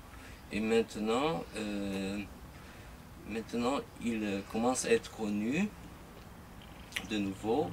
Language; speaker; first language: French; non-native, fluent; Hungarian